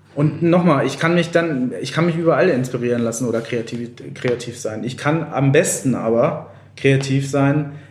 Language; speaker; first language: German; native; German